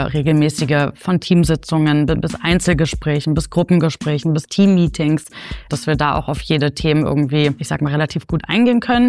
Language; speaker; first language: German; native; German